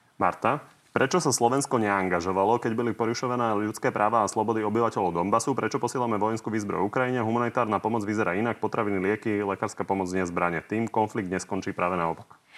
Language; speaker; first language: Slovak; native; Slovak